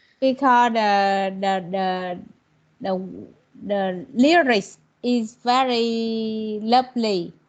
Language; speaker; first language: English; non-native, learner; Vietnamese